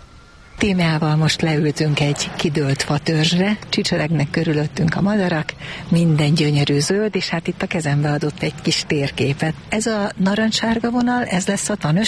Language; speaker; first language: Hungarian; native; Hungarian